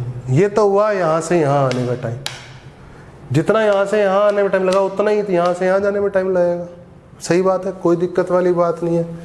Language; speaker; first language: Hindi; native; Hindi